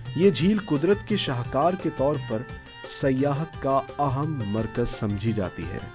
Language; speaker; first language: Urdu; native; Urdu